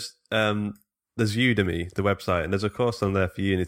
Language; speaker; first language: English; native; English